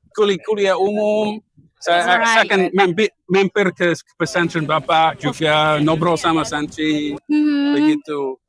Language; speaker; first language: Indonesian; non-native, fluent; English